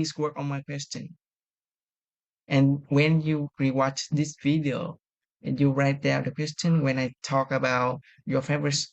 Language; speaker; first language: English; non-native, fluent; Vietnamese